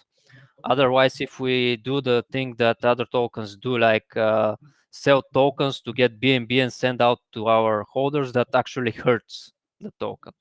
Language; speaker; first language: English; non-native, fluent; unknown